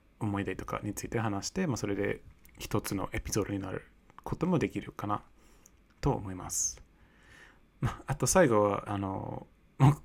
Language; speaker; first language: Japanese; non-native, fluent; English